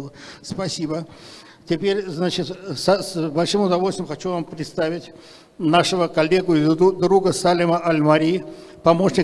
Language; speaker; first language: Russian; native; Russian